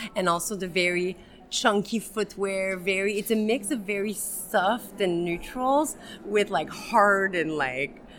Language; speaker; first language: English; native; English